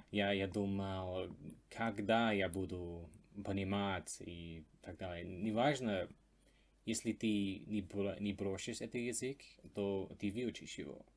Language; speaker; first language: Russian; non-native, fluent; English